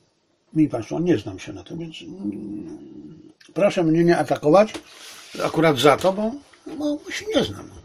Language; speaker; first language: Polish; native; Polish